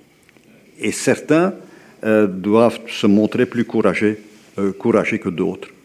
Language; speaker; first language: French; native; French